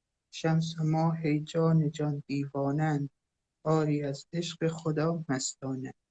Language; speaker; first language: Persian; native; Persian